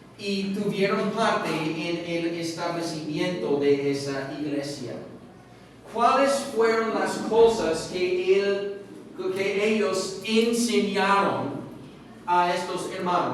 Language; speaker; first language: Spanish; non-native, fluent; English